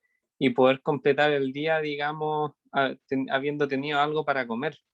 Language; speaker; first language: Spanish; native; Spanish